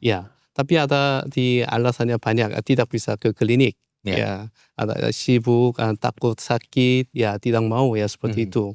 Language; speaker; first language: Indonesian; non-native, learner; Korean